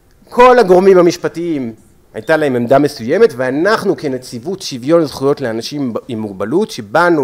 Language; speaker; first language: Hebrew; native; Hebrew